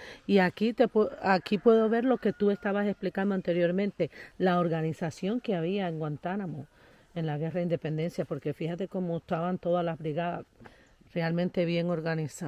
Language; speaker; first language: Spanish; native; Spanish